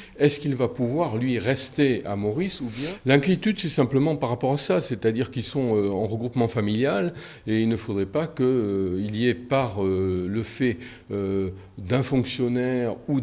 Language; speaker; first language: French; native; French